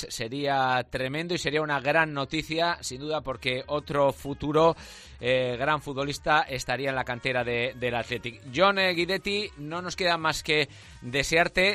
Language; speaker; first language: Spanish; native; Spanish